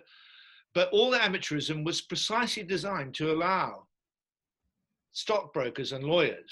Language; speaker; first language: English; native; English